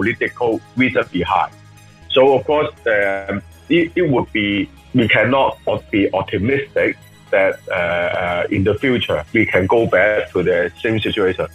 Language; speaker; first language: English; non-native, local second language; Cantonese